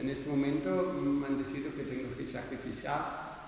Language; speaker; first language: Spanish; non-native, learner; Dutch